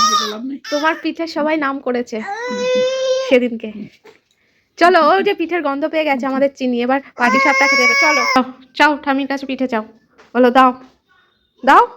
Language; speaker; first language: Bangla; native; Bangla